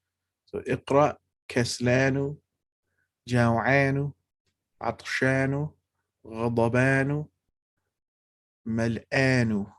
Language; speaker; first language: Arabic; non-native, fluent; English